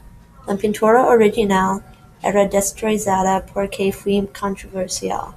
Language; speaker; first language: Spanish; non-native, learner; English